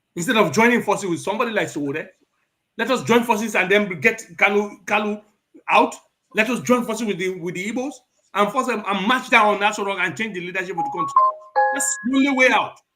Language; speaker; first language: English; non-native, local second language; Yoruba